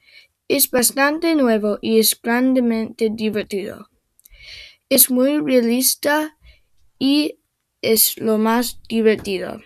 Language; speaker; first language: Spanish; non-native, learner; English